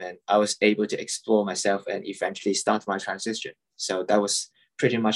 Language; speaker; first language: English; non-native, local second language; Cantonese